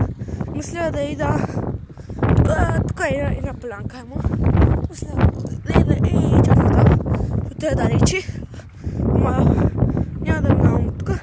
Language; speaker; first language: Bulgarian; native; Bulgarian